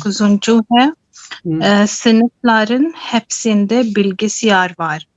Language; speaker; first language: Turkish; non-native, learner; Urdu